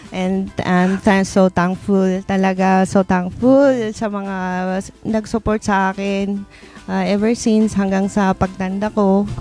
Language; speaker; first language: Filipino; native; Filipino